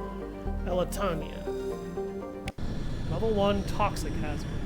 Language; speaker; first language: English; native; English